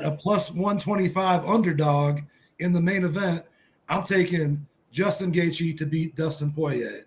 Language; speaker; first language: English; native; English